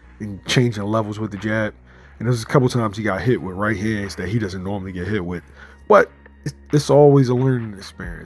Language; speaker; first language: English; native; English